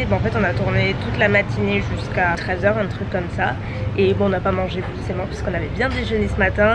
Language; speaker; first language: French; native; French